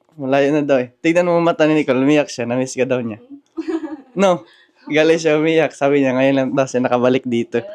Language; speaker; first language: Filipino; native; Filipino